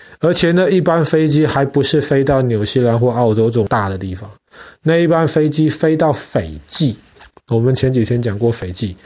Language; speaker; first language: Chinese; native; Chinese